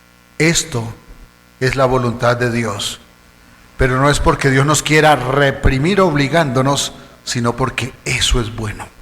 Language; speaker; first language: Spanish; native; Spanish